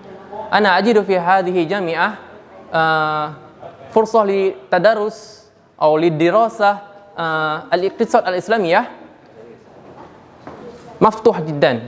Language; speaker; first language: Arabic; non-native, learner; Indonesian